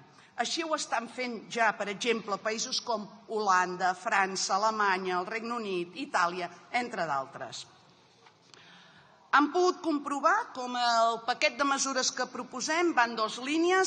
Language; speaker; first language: Catalan; native; Catalan